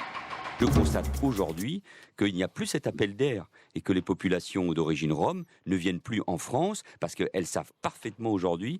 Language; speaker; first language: French; native; French